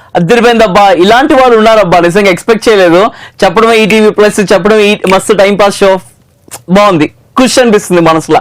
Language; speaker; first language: Telugu; native; Telugu